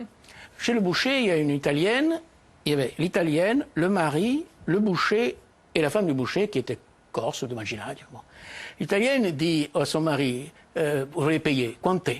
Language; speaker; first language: French; native; French